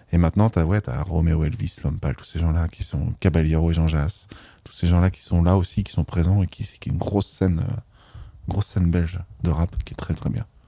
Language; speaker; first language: French; native; French